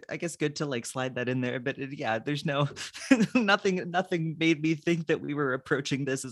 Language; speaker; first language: English; native; English